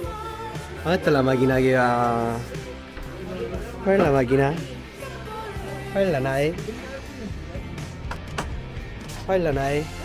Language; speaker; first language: Spanish; native; Spanish